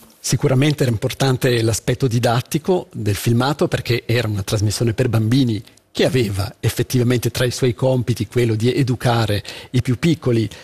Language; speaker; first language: Italian; native; Italian